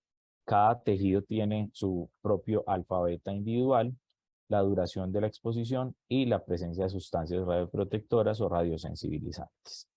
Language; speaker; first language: Spanish; native; Spanish